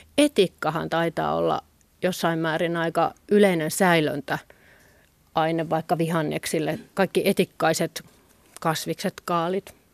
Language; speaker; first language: Finnish; native; Finnish